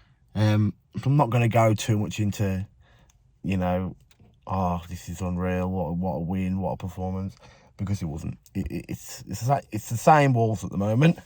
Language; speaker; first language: English; native; English